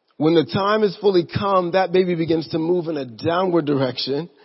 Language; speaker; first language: English; native; English